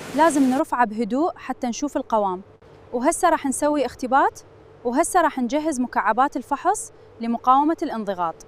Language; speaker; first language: Arabic; native; Arabic